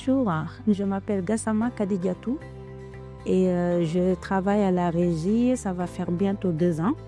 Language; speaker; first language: French; non-native, fluent; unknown